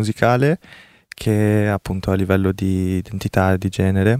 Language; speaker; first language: Italian; early bilingual, other home language; Korean